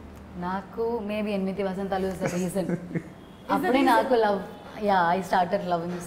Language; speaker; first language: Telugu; non-native, learner; Malayalam